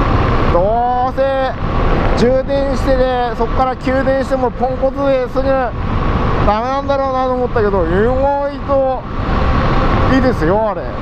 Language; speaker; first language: Japanese; native; Japanese